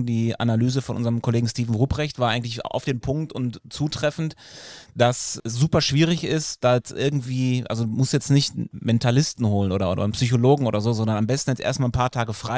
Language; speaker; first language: German; native; German